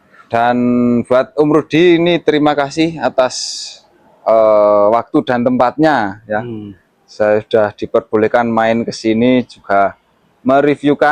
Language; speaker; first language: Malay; non-native, local second language; Javanese